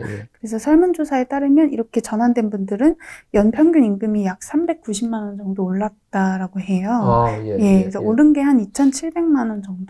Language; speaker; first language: Korean; native; Korean